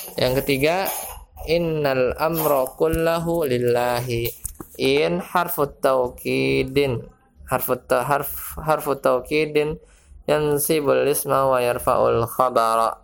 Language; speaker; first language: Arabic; non-native, fluent; Indonesian